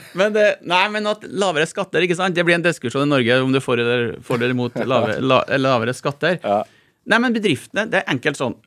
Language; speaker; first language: Norwegian; native; Norwegian